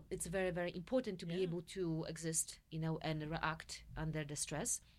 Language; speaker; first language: English; non-native, fluent; Polish